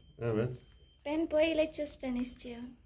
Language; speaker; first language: Turkish; non-native, learner; Indonesian